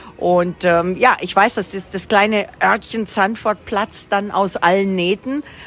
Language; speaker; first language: German; native; German